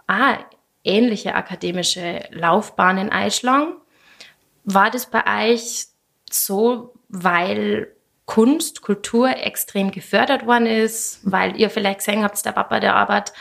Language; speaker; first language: German; native; German